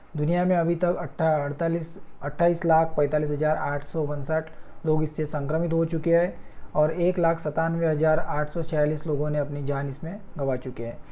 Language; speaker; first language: Hindi; non-native, local second language; Marathi